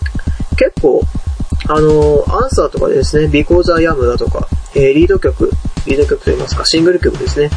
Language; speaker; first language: Japanese; native; Japanese